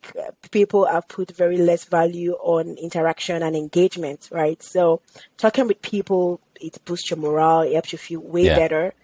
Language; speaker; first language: English; non-native, local second language; Yoruba